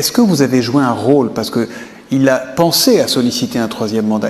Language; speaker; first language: French; native; French